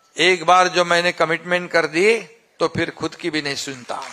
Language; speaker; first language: Hindi; non-native, local second language; Marathi